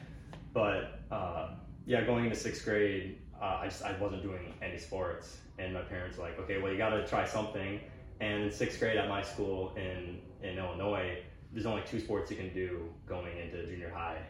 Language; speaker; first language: English; native; English